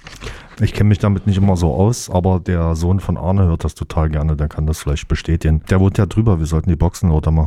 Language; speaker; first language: German; native; German